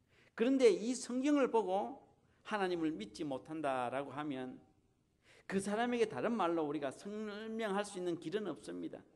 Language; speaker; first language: Korean; native; Korean